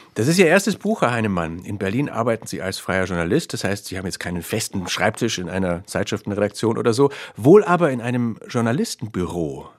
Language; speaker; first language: German; native; German